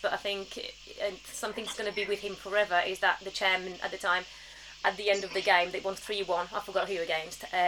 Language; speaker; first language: English; early bilingual, other home language; French